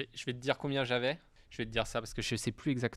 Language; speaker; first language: French; native; French